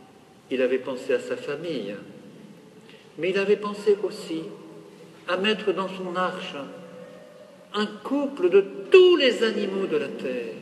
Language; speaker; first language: French; native; French